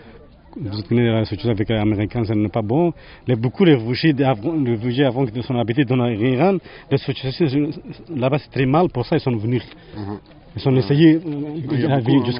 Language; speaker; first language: French; non-native, learner; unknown